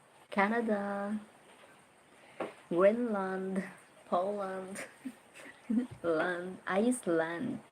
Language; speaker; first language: English; non-native, learner; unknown